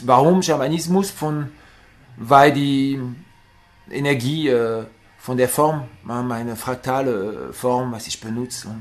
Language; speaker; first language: German; non-native, learner; French